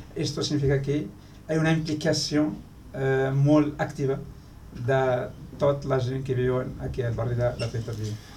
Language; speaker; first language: Catalan; non-native, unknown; Arabic